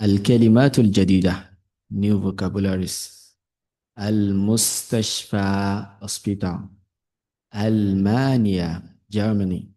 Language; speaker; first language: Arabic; non-native, fluent; Yoruba